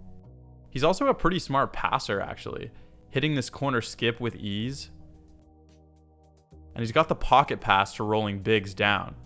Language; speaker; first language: English; native; English